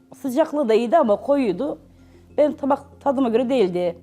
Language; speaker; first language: Turkish; native; Turkish